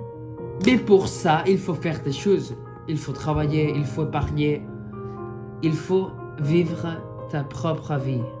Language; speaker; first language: French; non-native, fluent; Spanish